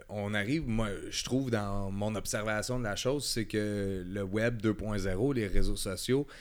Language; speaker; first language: French; native; French